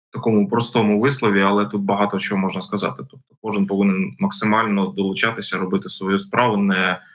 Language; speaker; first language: Ukrainian; native; Ukrainian